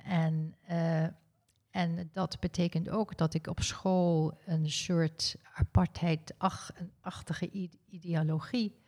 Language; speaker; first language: Dutch; early bilingual, heritage; Dutch